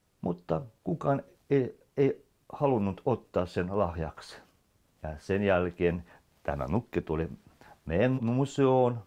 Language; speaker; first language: Finnish; non-native, fluent; Russian